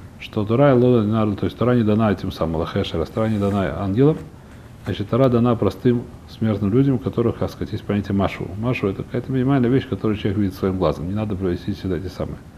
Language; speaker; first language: Russian; early bilingual, heritage; Russian